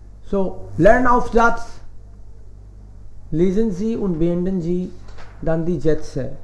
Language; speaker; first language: German; non-native, fluent; Hindi